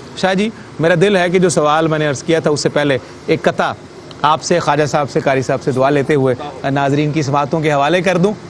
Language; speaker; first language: Urdu; non-native, local second language; Punjabi